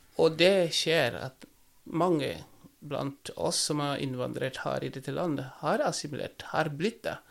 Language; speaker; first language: Norwegian; non-native, fluent; Wolof